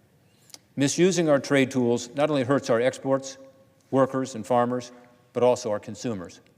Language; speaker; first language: English; native; English